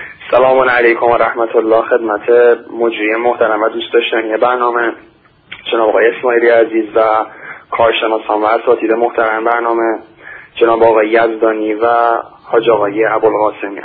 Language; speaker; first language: Persian; native; Persian